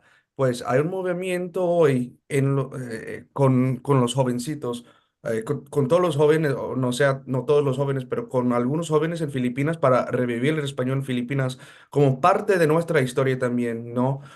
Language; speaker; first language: Spanish; early bilingual, heritage; Filipino